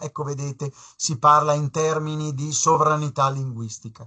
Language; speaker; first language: Italian; native; Italian